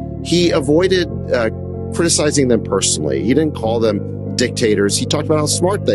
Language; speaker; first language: English; native; English